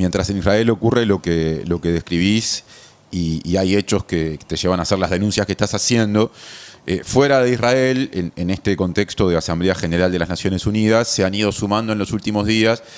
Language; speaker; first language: Spanish; native; Spanish